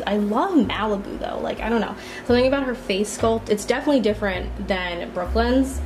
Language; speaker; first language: English; native; English